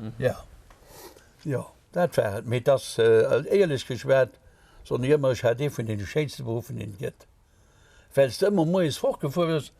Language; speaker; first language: Luxembourgish; native; Luxembourgish